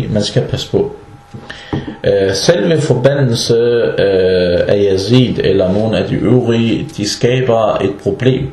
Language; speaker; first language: Danish; early bilingual, other home language; Arabic